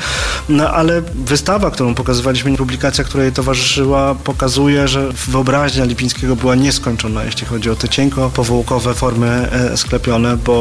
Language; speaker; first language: Polish; native; Polish